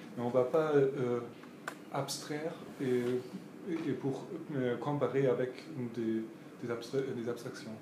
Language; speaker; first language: French; non-native, fluent; German